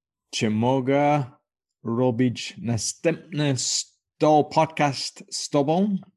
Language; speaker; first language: Polish; non-native, learner; English